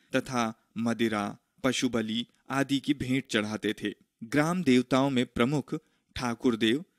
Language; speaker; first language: Hindi; native; Hindi